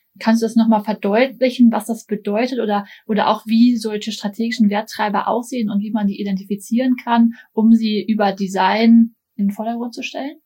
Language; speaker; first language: German; native; German